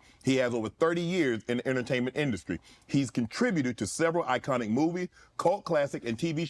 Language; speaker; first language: English; native; English